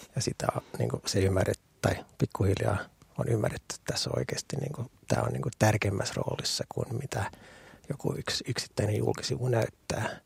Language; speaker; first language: Finnish; non-native, local second language; Swedish